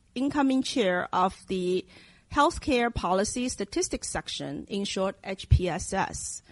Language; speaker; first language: English; non-native, fluent; Chinese